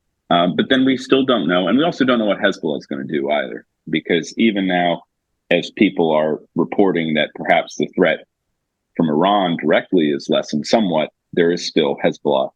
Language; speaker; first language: English; native; English